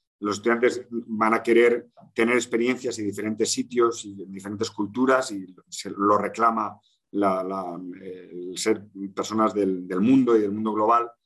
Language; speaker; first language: Spanish; native; Spanish